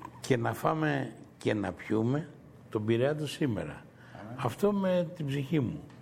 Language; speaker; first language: Greek; native; Greek